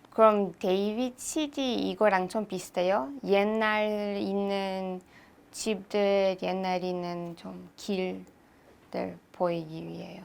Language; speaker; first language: Korean; non-native, learner; Hebrew